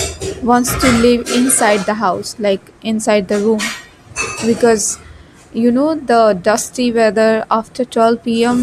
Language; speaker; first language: English; non-native, learner; Bhojpuri